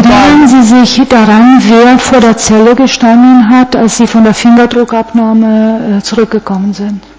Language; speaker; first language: German; non-native, fluent; Italian